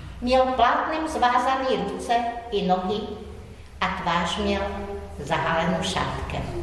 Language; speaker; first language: Czech; native; Czech